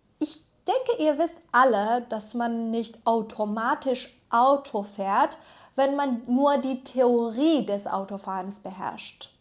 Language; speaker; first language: German; non-native, fluent; Persian